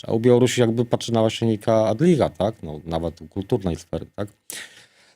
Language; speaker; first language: Polish; non-native, local second language; Belarusian